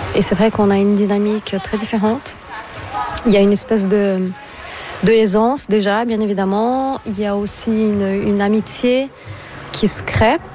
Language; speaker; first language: French; non-native, fluent; Portuguese